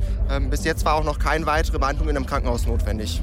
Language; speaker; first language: German; native; German